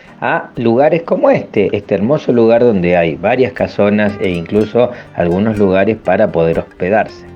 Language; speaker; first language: Spanish; native; Spanish